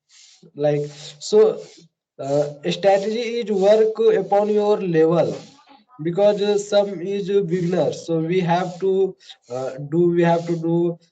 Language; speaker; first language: English; non-native, learner; Hindi